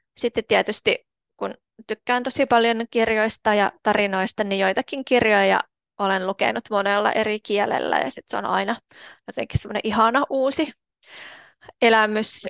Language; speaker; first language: Finnish; non-native, fluent; Russian